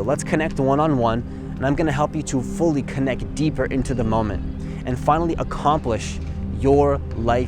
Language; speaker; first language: English; native; English